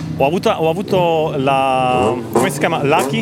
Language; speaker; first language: Italian; non-native, learner; Romanian